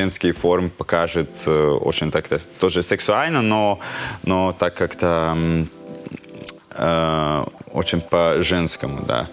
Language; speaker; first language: Russian; non-native, local second language; Latvian